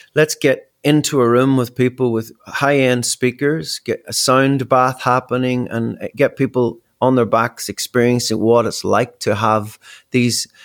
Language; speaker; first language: English; native; English